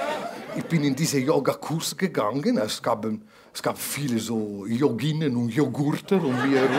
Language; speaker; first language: German; non-native, fluent; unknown